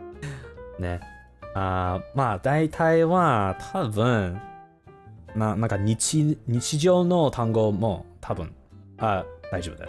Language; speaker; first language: Japanese; non-native, learner; English